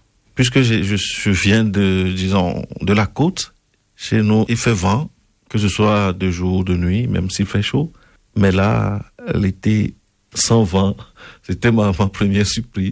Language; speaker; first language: French; non-native, local second language; Ewe